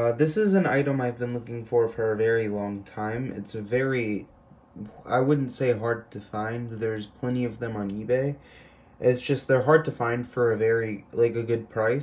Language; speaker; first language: English; native; English